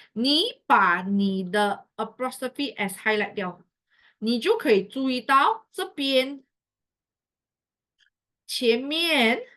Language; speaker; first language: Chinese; native; Chinese